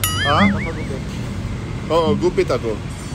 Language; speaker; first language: Filipino; non-native, learner; Arabic